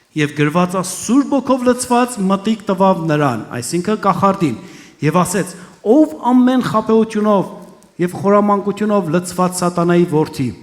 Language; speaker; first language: Armenian; early bilingual, heritage; Armenian